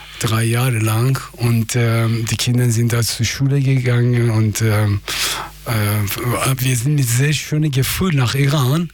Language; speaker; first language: German; non-native, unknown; Persian